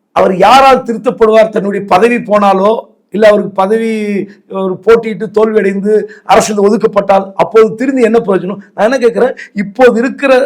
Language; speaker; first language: Tamil; native; Tamil